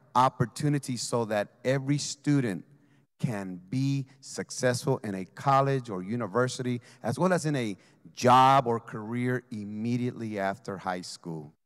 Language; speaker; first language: English; native; English